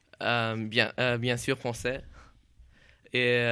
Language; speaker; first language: French; non-native, learner; German